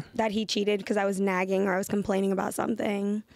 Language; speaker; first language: English; native; English